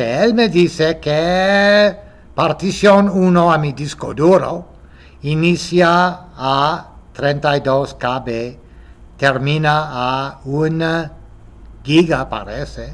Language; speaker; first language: Spanish; non-native, fluent; English